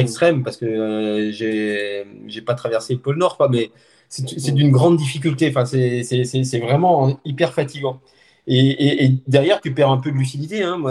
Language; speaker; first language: French; native; French